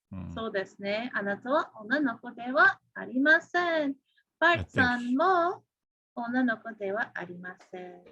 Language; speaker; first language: Japanese; non-native, fluent; English